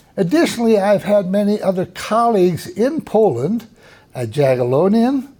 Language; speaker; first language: English; native; English